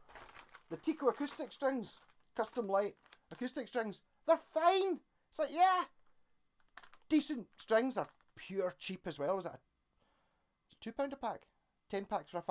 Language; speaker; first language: English; native; English